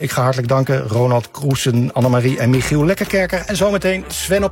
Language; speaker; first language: Dutch; native; Dutch